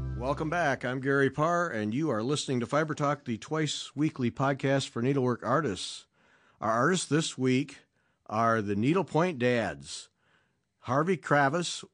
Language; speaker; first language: English; native; English